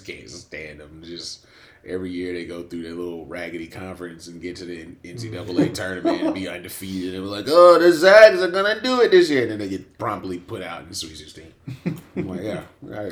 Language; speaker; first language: English; native; English